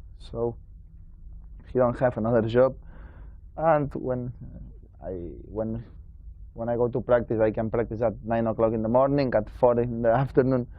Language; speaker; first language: English; non-native, learner; Spanish